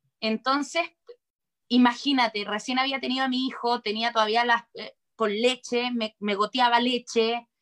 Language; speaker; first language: Spanish; native; Spanish